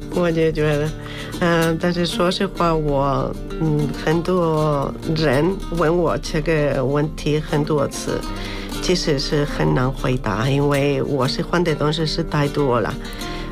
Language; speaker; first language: Chinese; non-native, learner; Spanish